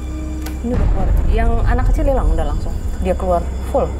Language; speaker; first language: Indonesian; native; Indonesian